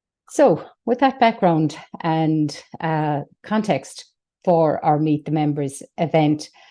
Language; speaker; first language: English; native; English